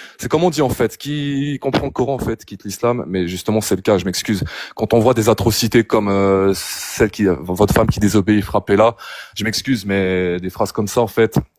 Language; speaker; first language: French; early bilingual, other home language; Arabic